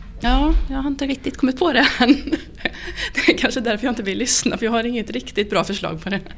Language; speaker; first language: Swedish; native; Swedish